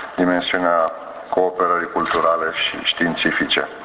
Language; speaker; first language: Romanian; native; Romanian